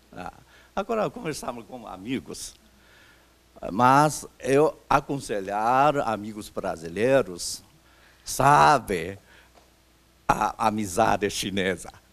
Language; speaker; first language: Portuguese; non-native, fluent; Chinese